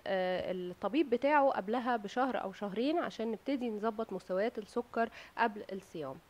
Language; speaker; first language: Arabic; native; Arabic